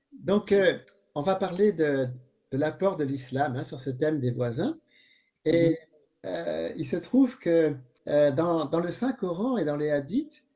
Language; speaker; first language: French; native; French